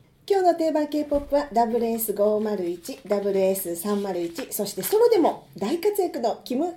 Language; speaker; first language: Japanese; native; Japanese